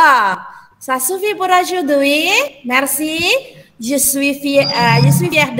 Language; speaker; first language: French; non-native, fluent; Indonesian